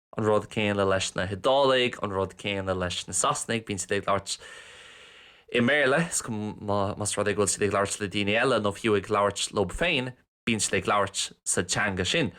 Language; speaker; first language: Irish; non-native, local second language; English